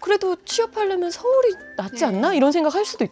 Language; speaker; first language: Korean; native; Korean